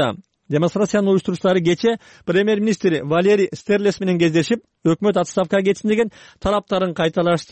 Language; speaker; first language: Kyrgyz; native; Kyrgyz